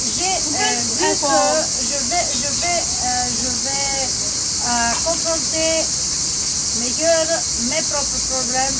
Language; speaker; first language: French; non-native, learner; Greek